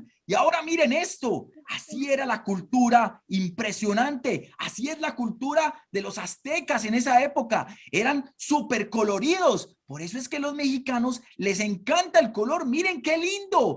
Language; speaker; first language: Spanish; native; Spanish